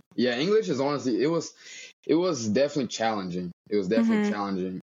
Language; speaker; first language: English; early bilingual, other home language; Portuguese